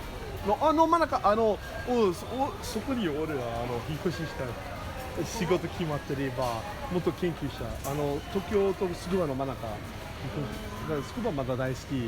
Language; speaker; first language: Japanese; non-native, learner; English